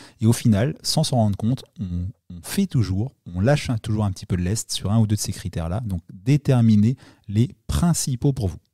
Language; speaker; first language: French; native; French